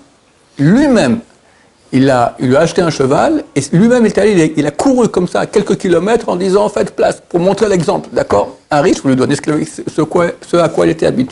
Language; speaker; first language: French; native; French